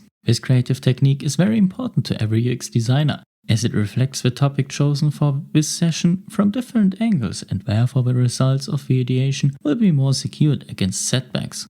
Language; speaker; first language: English; non-native, fluent; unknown